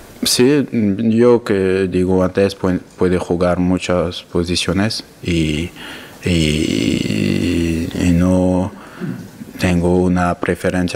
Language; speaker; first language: Spanish; non-native, learner; French